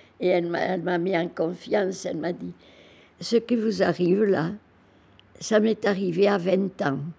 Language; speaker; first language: French; native; French